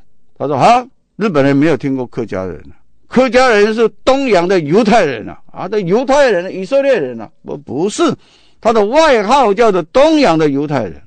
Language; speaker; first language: Chinese; non-native, local second language; Min Nan Chinese